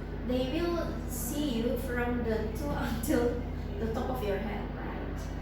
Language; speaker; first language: English; non-native, fluent; Indonesian